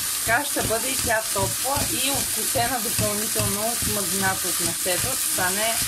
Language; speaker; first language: Bulgarian; native; Bulgarian